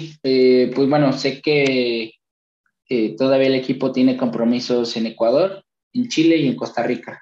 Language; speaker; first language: Spanish; native; Spanish